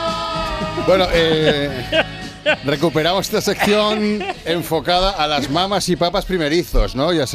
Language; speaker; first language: Spanish; native; Spanish